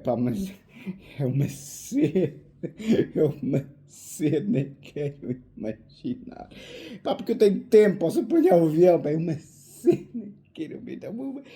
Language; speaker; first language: Portuguese; native; Portuguese